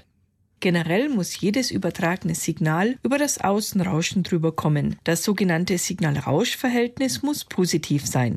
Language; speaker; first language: German; native; German